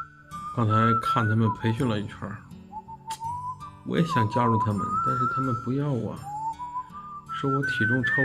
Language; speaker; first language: Chinese; native; Chinese